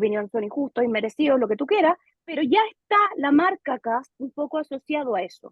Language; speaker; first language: Spanish; native; Spanish